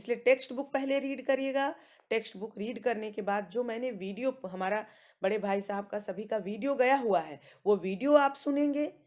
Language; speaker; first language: Hindi; native; Hindi